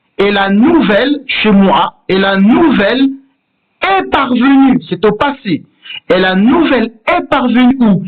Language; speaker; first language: French; native; French